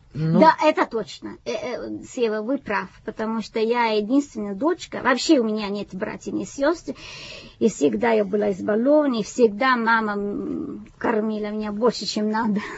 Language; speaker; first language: Russian; non-native, fluent; Italian